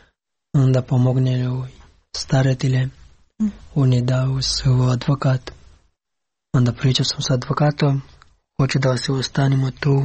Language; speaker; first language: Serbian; non-native, learner; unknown